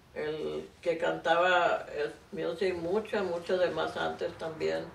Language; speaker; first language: Spanish; early bilingual, heritage; Spanish